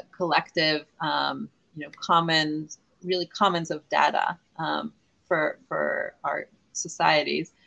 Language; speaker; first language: English; non-native, fluent; Hebrew